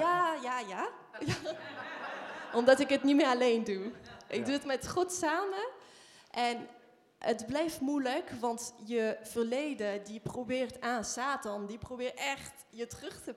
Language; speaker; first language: Dutch; non-native, fluent; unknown